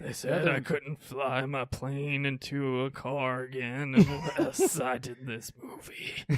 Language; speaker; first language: English; native; English